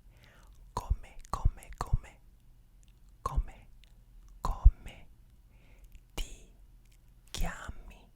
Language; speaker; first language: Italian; non-native, learner; English